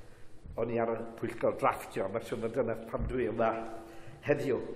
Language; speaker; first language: Welsh; native; Welsh